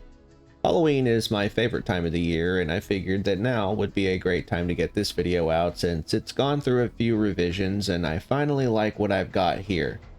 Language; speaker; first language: English; native; English